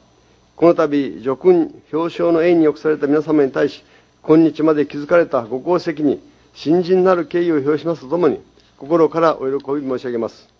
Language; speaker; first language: Japanese; native; Japanese